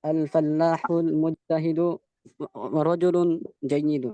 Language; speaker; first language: Arabic; non-native, learner; Bangla